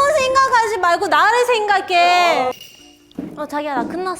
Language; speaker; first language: Korean; non-native, fluent; Ukrainian